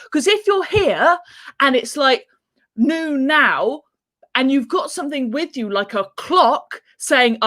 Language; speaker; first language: English; native; English